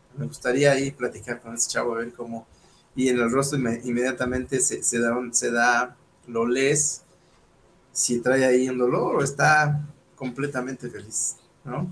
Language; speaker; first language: Spanish; native; Spanish